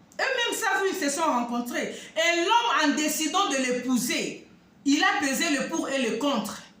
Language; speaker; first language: French; non-native, local second language; Lingala